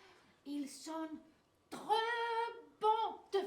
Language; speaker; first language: French; non-native, learner; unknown